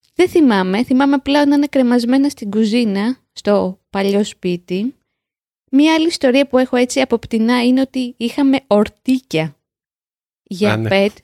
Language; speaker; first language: Greek; native; Greek